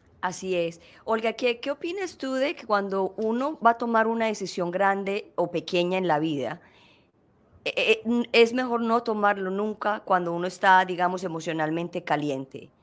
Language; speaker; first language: Spanish; native; Spanish